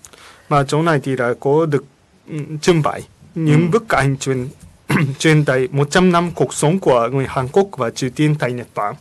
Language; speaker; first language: Vietnamese; non-native, fluent; Japanese